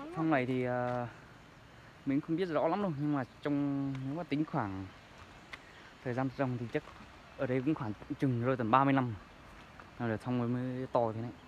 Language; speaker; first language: Vietnamese; non-native, local second language; Hmong